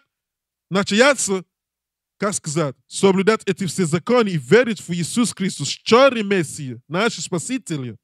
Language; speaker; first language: Russian; non-native, learner; English